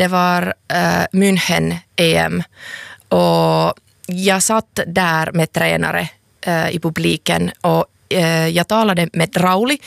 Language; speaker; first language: Swedish; non-native, local second language; Finnish